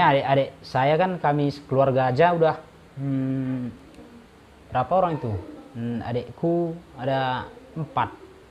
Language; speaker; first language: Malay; non-native, local second language; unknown